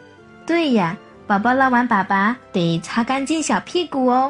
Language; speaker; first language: Chinese; native; Chinese